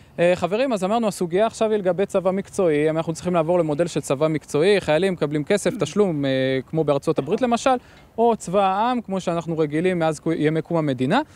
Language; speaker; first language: Hebrew; native; Hebrew